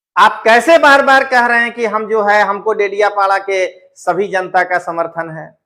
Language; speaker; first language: Hindi; non-native, local second language; Gujarati